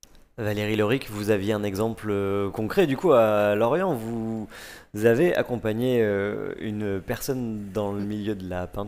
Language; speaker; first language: French; native; French